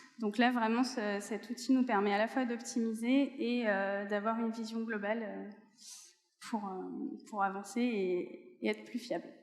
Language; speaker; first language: French; native; French